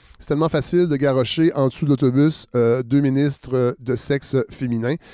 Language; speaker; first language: French; native; French